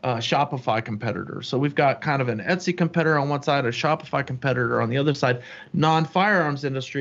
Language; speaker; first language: English; native; English